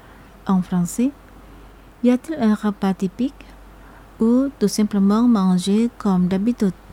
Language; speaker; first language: French; non-native, fluent; Indonesian